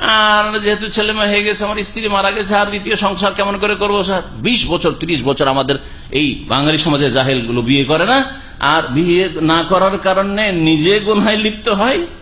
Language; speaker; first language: Bangla; native; Bangla